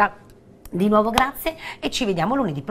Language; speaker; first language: Italian; native; Italian